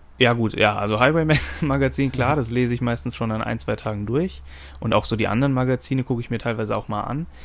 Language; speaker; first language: German; native; German